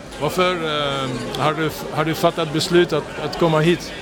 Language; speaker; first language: Swedish; non-native, learner; French